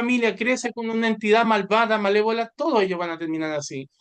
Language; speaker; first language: Spanish; native; Spanish